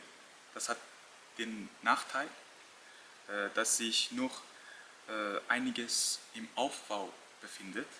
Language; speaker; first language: German; non-native, fluent; Persian